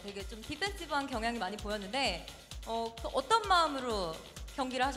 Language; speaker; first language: Korean; native; Korean